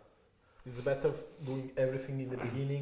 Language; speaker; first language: English; non-native, fluent; Italian